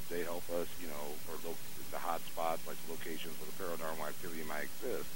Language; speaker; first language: English; native; English